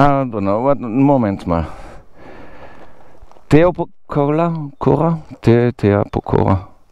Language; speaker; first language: English; non-native, learner; German